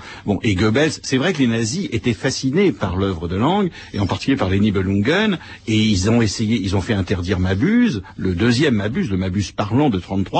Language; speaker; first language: French; native; French